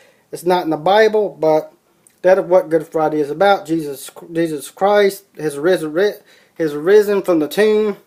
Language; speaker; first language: English; native; English